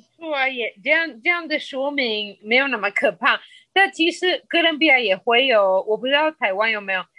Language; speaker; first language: Chinese; non-native, fluent; Spanish